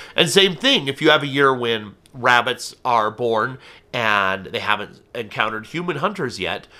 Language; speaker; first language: English; native; English